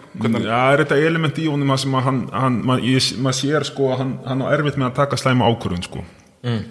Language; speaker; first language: Icelandic; early bilingual, other home language; Russian